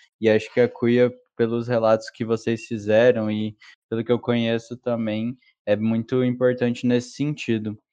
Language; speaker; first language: Portuguese; native; Portuguese